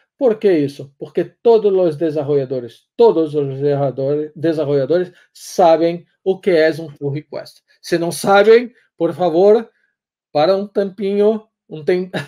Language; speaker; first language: Portuguese; native; Portuguese